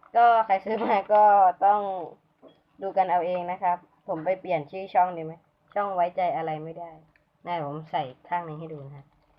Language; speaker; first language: Thai; native; Thai